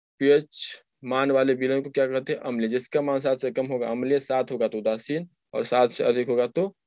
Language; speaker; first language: Hindi; native; Hindi